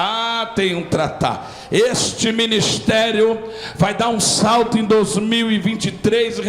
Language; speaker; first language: Portuguese; native; Portuguese